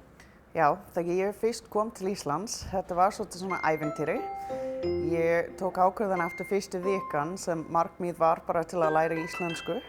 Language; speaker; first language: Icelandic; non-native, fluent; English